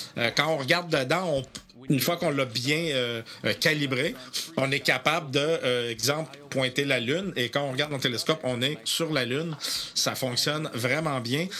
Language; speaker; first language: French; native; French